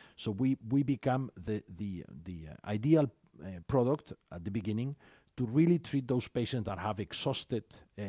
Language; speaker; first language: English; non-native, fluent; Spanish